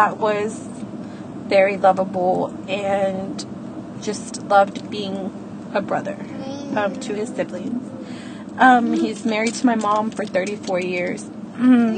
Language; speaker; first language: English; native; English